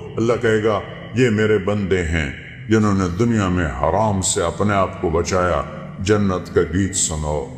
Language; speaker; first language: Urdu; non-native, local second language; Punjabi